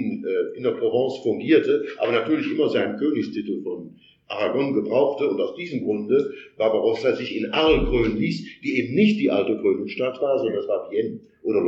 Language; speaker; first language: German; native; German